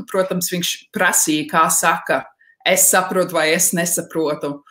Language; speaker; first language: Latvian; early bilingual, heritage; Latvian